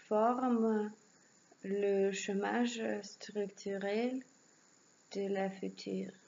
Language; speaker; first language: French; non-native, learner; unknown